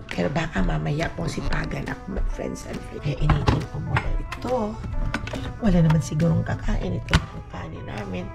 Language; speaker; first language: Filipino; non-native, local second language; Cebuano